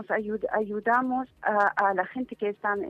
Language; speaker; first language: Spanish; non-native, fluent; Arabic